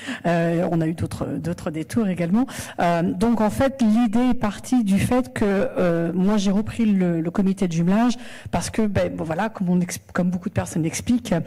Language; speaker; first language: French; native; French